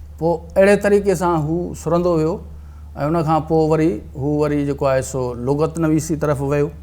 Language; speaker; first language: Sindhi; native; Sindhi